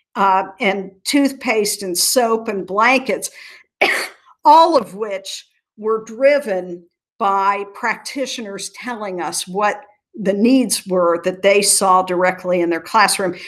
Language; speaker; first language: English; native; English